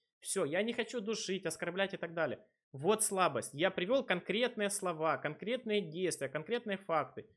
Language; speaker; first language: Russian; native; Russian